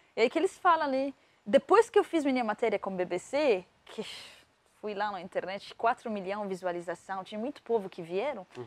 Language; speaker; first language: Portuguese; non-native, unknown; Arabic